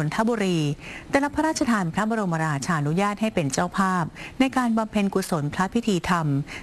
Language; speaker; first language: Thai; native; Thai